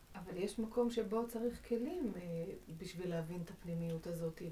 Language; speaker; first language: Hebrew; early bilingual, other home language; Persian